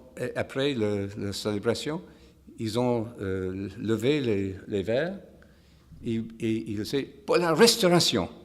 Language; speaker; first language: French; non-native, fluent; English